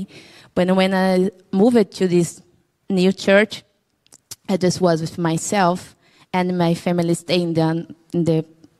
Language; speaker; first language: English; non-native, learner; Portuguese